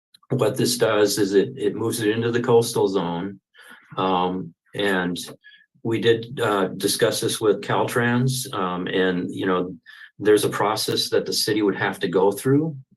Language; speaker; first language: English; native; English